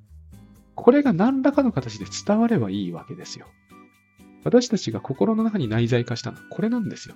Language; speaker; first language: Japanese; native; Japanese